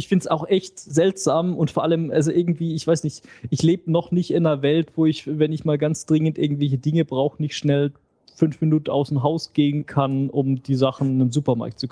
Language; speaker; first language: German; native; German